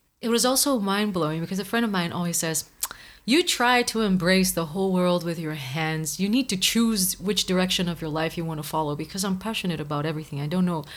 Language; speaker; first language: English; non-native, fluent; Portuguese